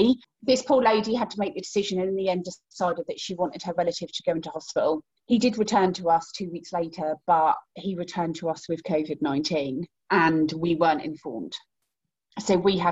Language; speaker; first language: English; native; English